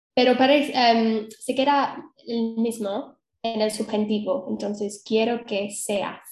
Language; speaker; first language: Spanish; non-native, fluent; English